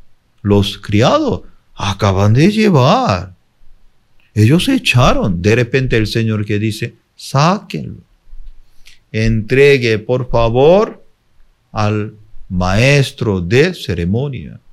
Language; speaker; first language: Spanish; non-native, fluent; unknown